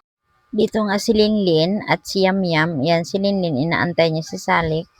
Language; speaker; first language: Filipino; native; Filipino